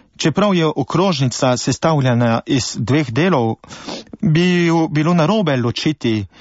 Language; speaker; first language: Slovenian; native; Slovenian